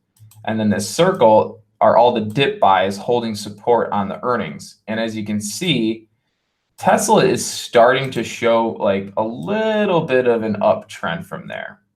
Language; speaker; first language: English; native; English